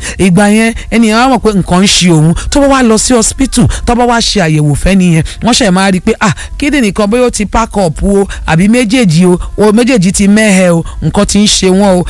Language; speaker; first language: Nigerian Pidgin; non-native, local second language; Igbo